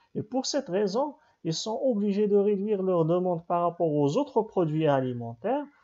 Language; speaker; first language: French; non-native, local second language; Arabic